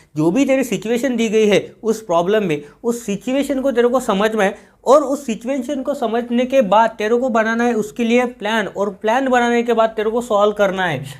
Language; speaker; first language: Hindi; non-native, local second language; Marathi